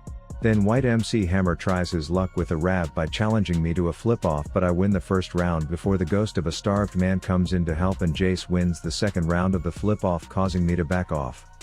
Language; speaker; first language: English; native; English